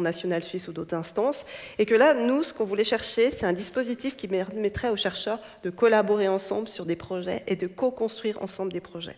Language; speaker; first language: French; native; French